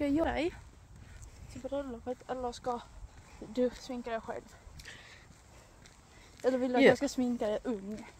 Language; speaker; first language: Swedish; early bilingual, other home language; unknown